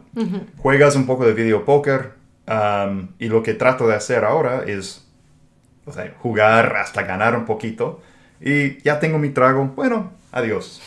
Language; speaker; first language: Spanish; non-native, fluent; English